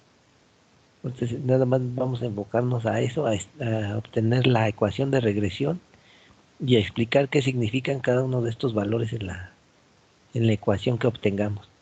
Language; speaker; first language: Spanish; native; Spanish